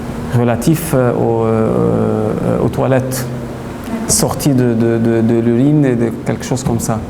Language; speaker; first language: French; non-native, fluent; Arabic